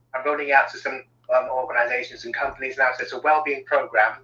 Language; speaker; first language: English; native; English